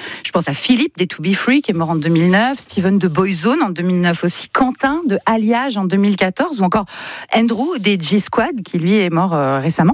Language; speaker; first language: French; native; French